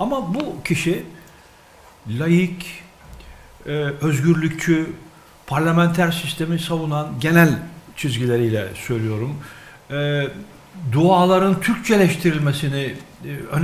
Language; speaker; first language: Turkish; native; Turkish